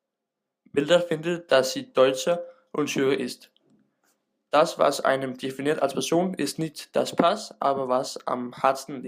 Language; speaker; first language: German; non-native, learner; Danish